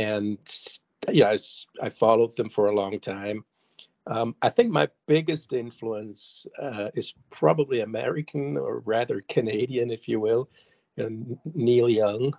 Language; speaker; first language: English; non-native, fluent; German